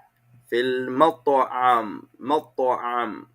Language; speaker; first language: Arabic; non-native, fluent; English